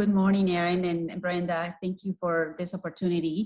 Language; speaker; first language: English; non-native, fluent; Spanish